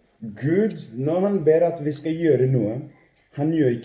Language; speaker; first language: Norwegian; non-native, fluent; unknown